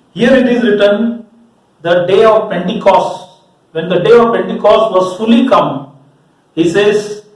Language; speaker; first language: English; non-native, local second language; Malayalam